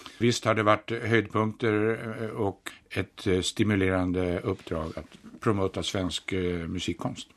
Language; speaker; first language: Swedish; native; Swedish